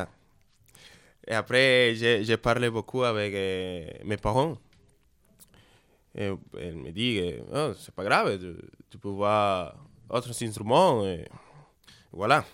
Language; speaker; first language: French; non-native, learner; Spanish